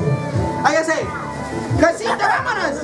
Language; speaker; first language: Spanish; native; Spanish